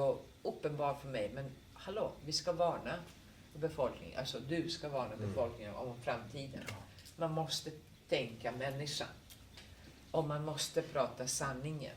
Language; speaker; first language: Swedish; non-native, fluent; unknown